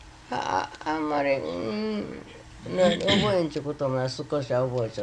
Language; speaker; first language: Japanese; native; Japanese